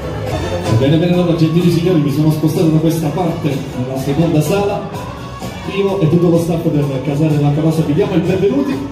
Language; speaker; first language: Italian; native; Italian